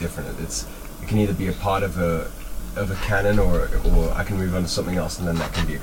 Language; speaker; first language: English; native; English